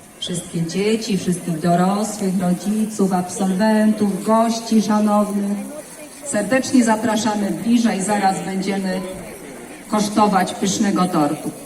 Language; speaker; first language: Polish; native; Polish